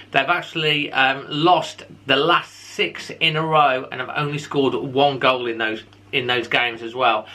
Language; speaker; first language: English; native; English